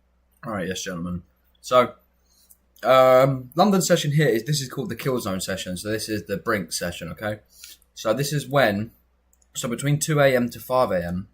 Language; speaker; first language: English; native; English